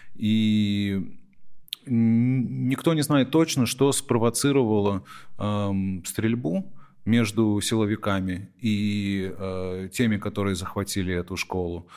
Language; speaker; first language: Russian; early bilingual, heritage; Russian